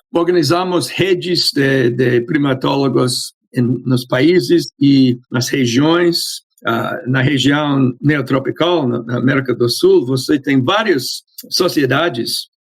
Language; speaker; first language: Portuguese; non-native, fluent; English